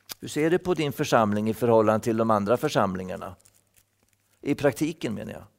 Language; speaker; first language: Swedish; native; Swedish